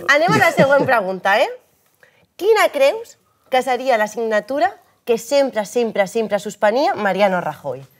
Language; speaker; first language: Catalan; non-native, local second language; Spanish